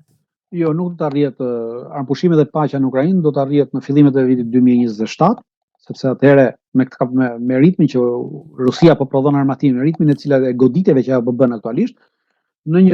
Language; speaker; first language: Albanian; native; Albanian